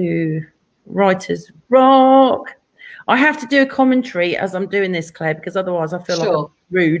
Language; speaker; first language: English; native; English